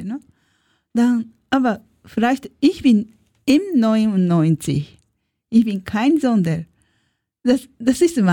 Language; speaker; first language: German; non-native, learner; Japanese